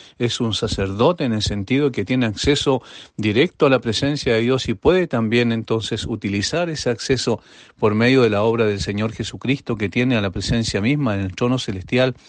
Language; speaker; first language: Spanish; native; Spanish